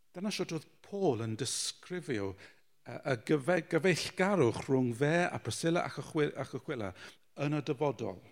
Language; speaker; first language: Welsh; non-native, local second language; English